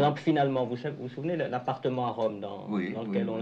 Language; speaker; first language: French; native; French